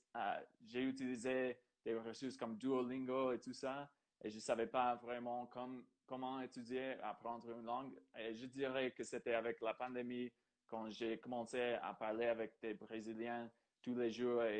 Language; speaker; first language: French; non-native, fluent; English